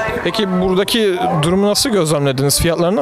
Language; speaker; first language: Turkish; native; Turkish